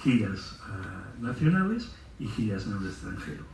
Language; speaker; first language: Spanish; non-native, local second language; Catalan